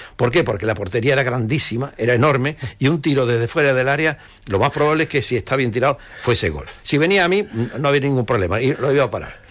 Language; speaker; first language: Spanish; native; Spanish